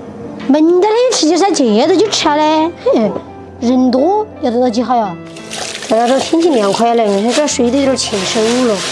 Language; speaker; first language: Chinese; native; Chinese